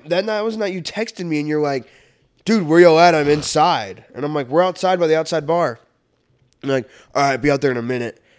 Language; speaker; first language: English; native; English